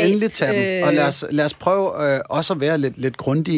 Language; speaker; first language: Danish; native; Danish